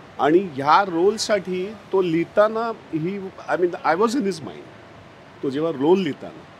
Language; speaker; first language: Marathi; native; Marathi